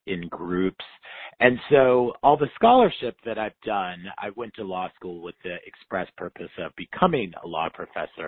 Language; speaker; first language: English; native; English